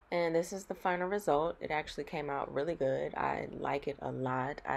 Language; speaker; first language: English; native; English